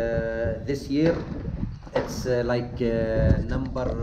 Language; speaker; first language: English; non-native, fluent; Arabic